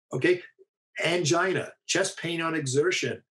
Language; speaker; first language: English; native; English